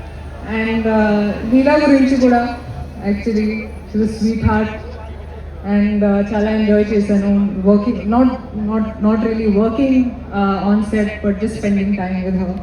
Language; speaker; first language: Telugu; non-native, fluent; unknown